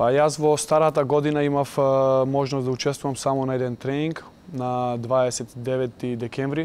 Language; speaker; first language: Macedonian; native; Macedonian